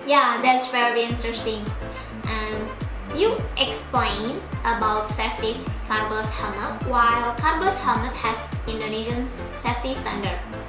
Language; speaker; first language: English; non-native, learner; Indonesian